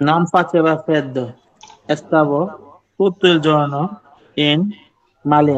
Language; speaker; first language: Italian; non-native, learner; Bangla